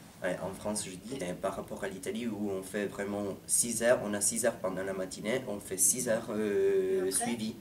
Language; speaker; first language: French; non-native, fluent; Italian